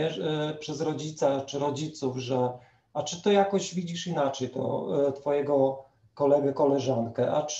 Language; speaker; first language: Polish; native; Polish